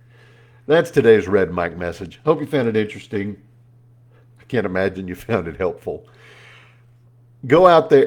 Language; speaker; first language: English; native; English